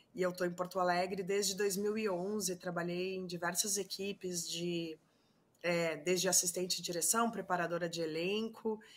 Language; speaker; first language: Portuguese; non-native, fluent; Spanish